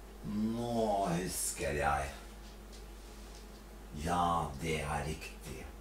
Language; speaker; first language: Norwegian; non-native, fluent; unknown